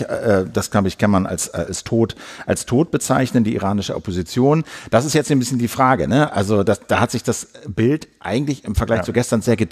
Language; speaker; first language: German; native; German